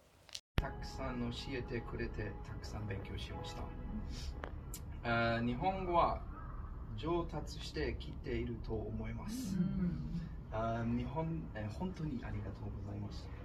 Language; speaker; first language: Japanese; non-native, learner; German